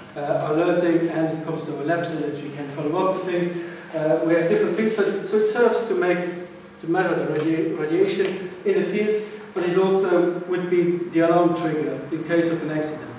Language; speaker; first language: English; non-native, fluent; Luxembourgish